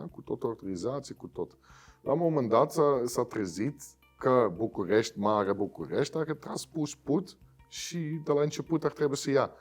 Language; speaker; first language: Romanian; non-native, fluent; Dutch